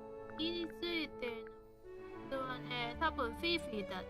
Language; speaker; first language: Japanese; non-native, learner; Chinese